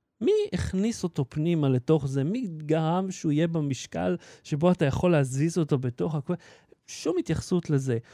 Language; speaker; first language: Hebrew; native; Hebrew